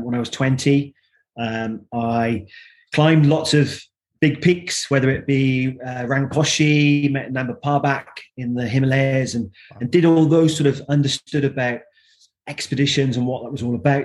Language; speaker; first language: English; native; English